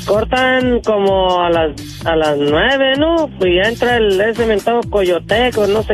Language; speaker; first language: Spanish; native; Spanish